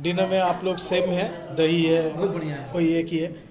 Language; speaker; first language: Hindi; non-native, local second language; Bangla